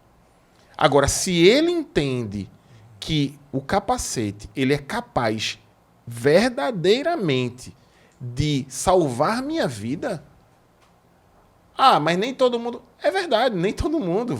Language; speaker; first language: Portuguese; native; Portuguese